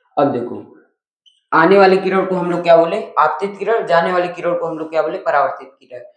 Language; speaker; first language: Hindi; native; Hindi